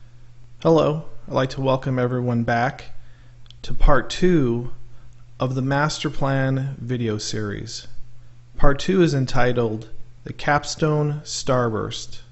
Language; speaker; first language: English; native; English